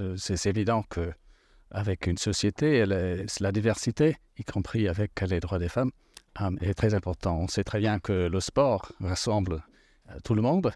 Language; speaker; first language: French; non-native, fluent; English